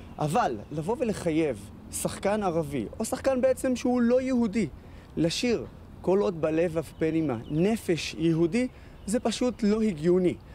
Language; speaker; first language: Hebrew; non-native, local second language; Arabic